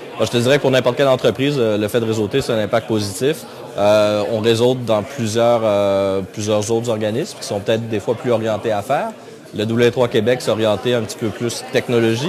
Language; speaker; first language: French; native; French